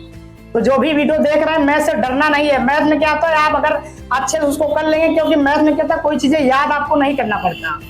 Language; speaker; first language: Hindi; native; Hindi